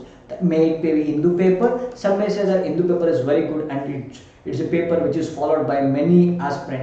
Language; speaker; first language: English; non-native, local second language; Kannada